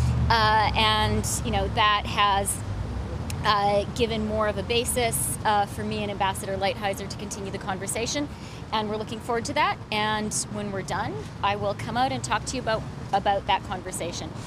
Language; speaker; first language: English; native; English